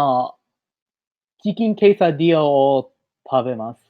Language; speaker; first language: Japanese; non-native, learner; English